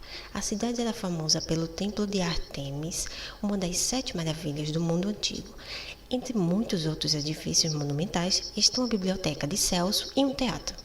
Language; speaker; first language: Portuguese; native; Portuguese